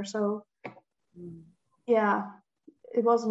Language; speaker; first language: English; non-native, fluent; Dutch